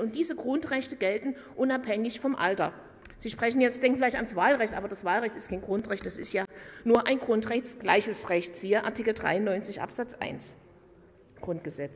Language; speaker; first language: German; native; German